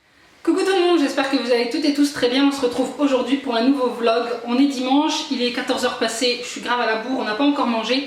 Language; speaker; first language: French; native; French